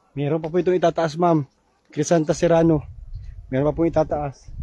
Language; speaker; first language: Filipino; non-native, local second language; Bikol